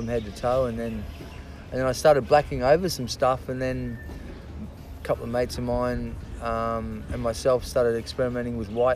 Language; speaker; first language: English; native; English